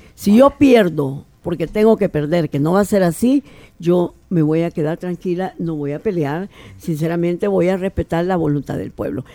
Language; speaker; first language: Spanish; native; Spanish